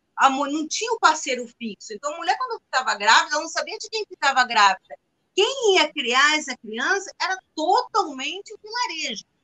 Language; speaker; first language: Portuguese; non-native, fluent; Spanish